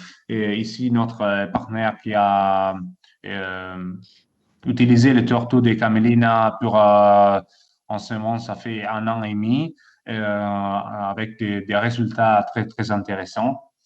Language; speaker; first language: French; non-native, fluent; Italian